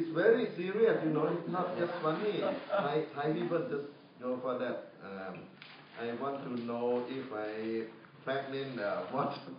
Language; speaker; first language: English; non-native, fluent; Thai